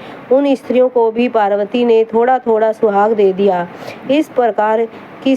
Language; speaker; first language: Hindi; native; Hindi